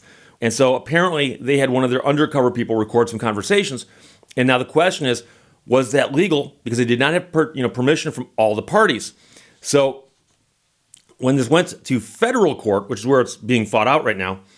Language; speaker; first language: English; native; English